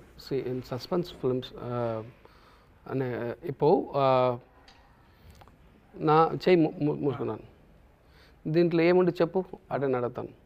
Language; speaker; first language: Telugu; non-native, local second language; Tamil